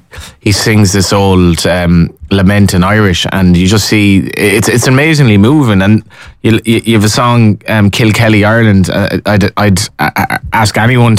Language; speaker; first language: English; native; English